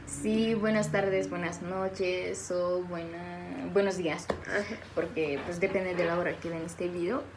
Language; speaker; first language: Spanish; non-native, fluent; French